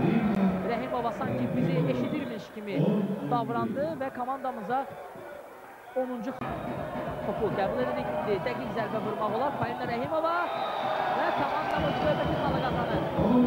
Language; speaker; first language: Azerbaijani; native; Azerbaijani